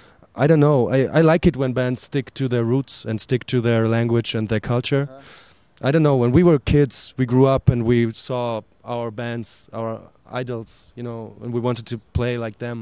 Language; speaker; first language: English; non-native, fluent; German